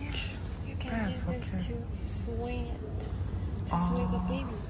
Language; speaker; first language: English; non-native, learner; Chinese